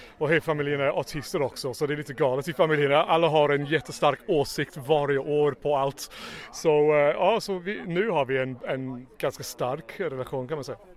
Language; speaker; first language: Swedish; non-native, fluent; English